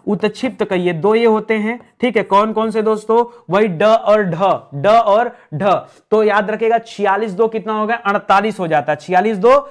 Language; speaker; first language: Hindi; native; Hindi